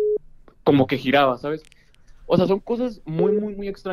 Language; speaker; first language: Spanish; native; Spanish